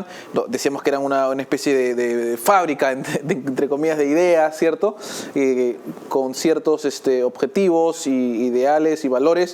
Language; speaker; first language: Spanish; native; Spanish